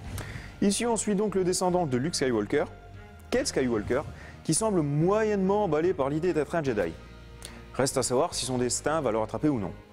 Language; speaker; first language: French; native; French